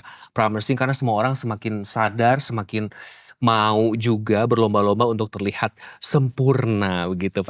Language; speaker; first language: Indonesian; native; Indonesian